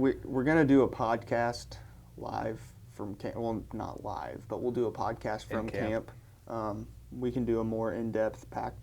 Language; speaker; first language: English; native; English